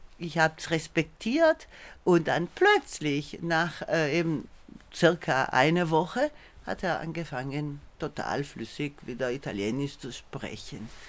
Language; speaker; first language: German; non-native, fluent; Italian